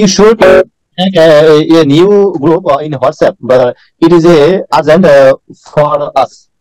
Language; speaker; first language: English; non-native, learner; Bangla